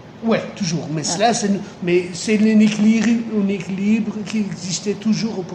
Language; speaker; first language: French; non-native, fluent; Portuguese